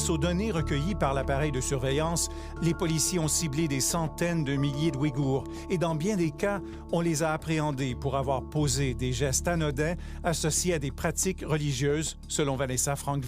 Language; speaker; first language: French; native; French